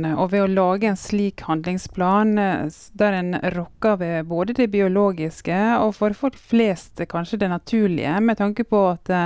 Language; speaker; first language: Norwegian; native; Norwegian